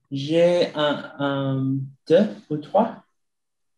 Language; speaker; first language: French; non-native, learner; English